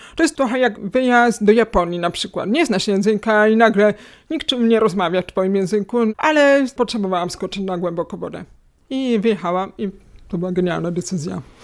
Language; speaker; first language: Polish; native; Polish